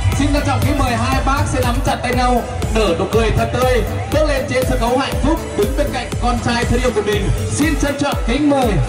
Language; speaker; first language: Vietnamese; non-native, local second language; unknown